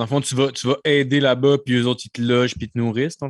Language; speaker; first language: French; native; French